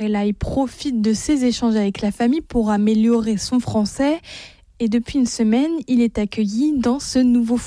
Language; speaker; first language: French; native; French